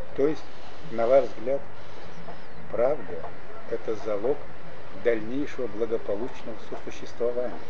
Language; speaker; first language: Russian; non-native, local second language; Uzbek